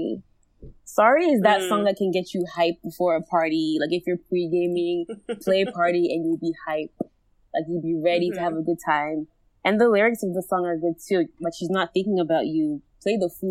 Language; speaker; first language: English; non-native, local second language; Akan